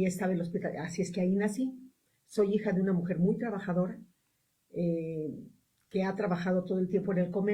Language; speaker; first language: Spanish; native; Spanish